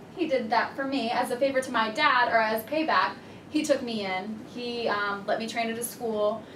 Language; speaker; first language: English; native; English